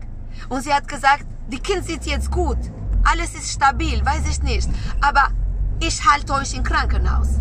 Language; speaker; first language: German; non-native, learner; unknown